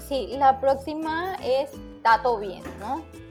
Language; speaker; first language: Spanish; native; Spanish